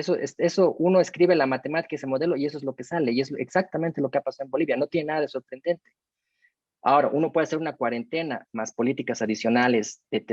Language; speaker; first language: Spanish; native; Spanish